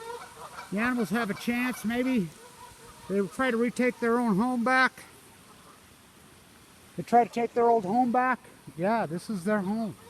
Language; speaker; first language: English; native; English